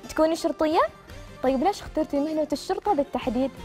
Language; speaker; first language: Arabic; native; Arabic